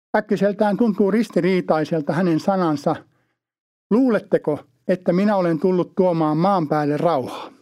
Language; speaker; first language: Finnish; native; Finnish